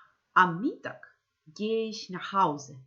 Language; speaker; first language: German; non-native, fluent; Macedonian